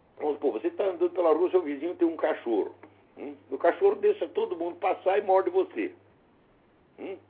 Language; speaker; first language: Portuguese; native; Portuguese